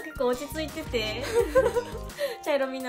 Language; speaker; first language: Japanese; native; Japanese